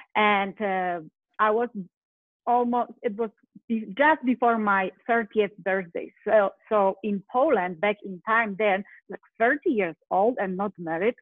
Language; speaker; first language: English; non-native, fluent; Polish